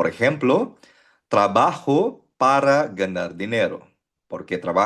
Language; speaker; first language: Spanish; non-native, fluent; Filipino